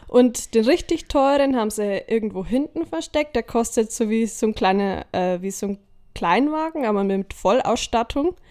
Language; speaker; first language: German; native; German